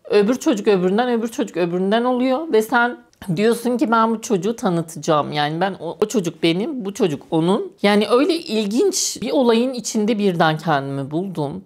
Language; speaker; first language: Turkish; native; Turkish